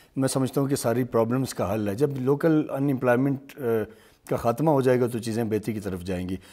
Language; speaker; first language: Urdu; native; Urdu